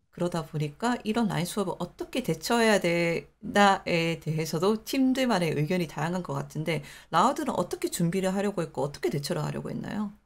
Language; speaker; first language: Korean; native; Korean